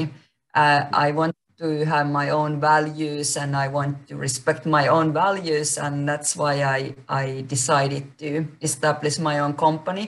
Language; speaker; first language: English; non-native, fluent; Finnish